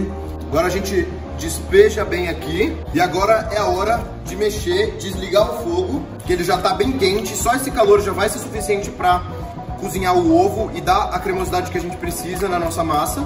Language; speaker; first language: Portuguese; native; Portuguese